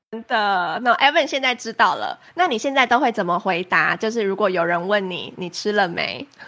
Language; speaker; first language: Chinese; native; Chinese